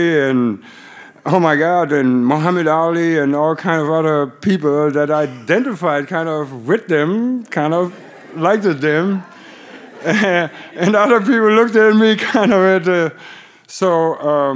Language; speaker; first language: English; non-native, fluent; German